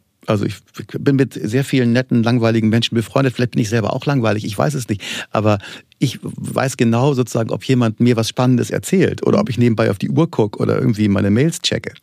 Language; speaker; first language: German; native; German